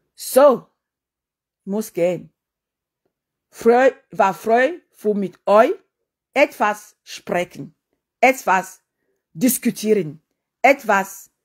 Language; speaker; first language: German; non-native, learner; French